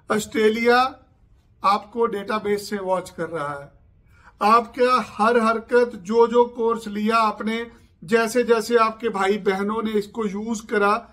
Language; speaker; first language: Hindi; non-native, local second language; Punjabi